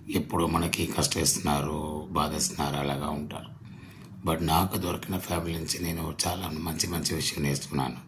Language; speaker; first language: Telugu; non-native, learner; Tamil